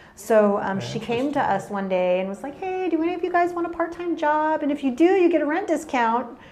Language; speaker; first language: English; native; English